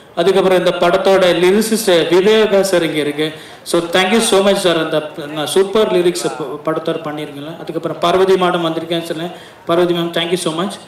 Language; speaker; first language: Tamil; non-native, learner; Malayalam